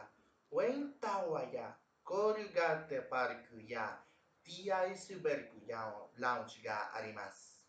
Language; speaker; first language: Japanese; non-native, learner; Spanish